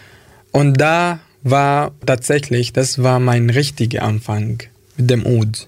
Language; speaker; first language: German; non-native, fluent; Arabic